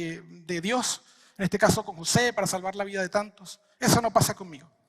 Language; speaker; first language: Spanish; native; Spanish